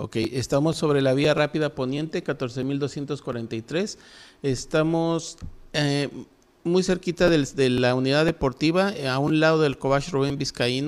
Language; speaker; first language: Spanish; native; Spanish